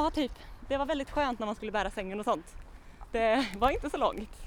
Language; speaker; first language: Swedish; native; Swedish